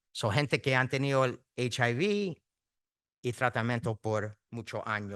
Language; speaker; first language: Spanish; early bilingual, heritage; Spanish